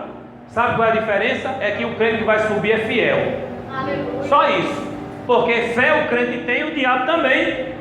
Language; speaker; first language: Portuguese; native; Portuguese